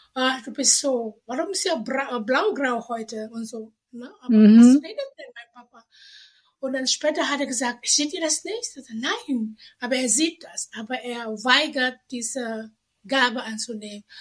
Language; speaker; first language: German; non-native, fluent; Indonesian